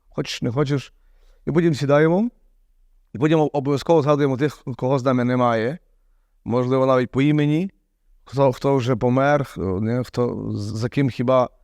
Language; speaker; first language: Ukrainian; native; Ukrainian